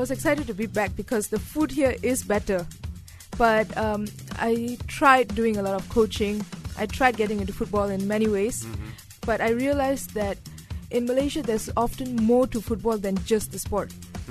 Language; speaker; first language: English; non-native, local second language; Tamil